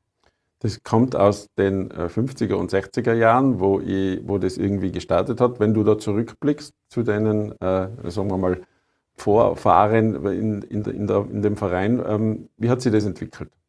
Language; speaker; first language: German; native; German